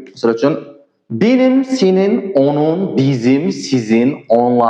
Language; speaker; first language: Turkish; non-native, fluent; Uzbek